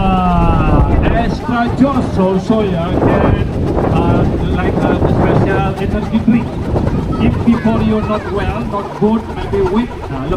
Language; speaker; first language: English; non-native, learner; Indonesian